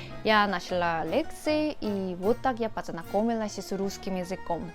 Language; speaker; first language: Russian; non-native, fluent; Korean